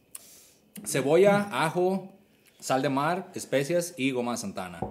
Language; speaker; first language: Spanish; native; Spanish